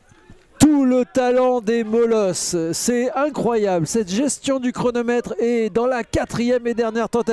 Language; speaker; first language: French; native; French